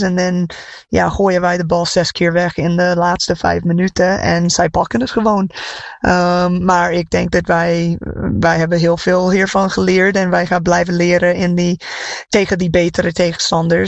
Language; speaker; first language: Dutch; non-native, fluent; English